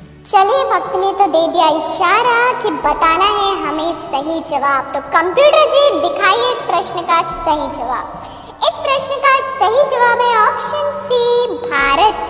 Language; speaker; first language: Hindi; native; Hindi